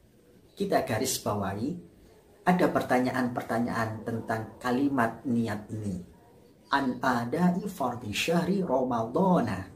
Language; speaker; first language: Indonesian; native; Indonesian